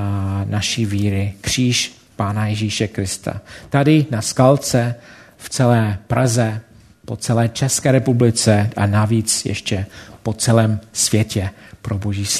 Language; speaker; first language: Czech; non-native, fluent; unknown